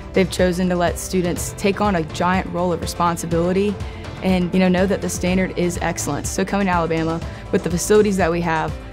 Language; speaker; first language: English; native; English